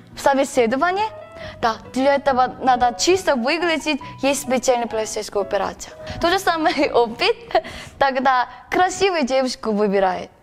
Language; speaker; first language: Russian; non-native, learner; Korean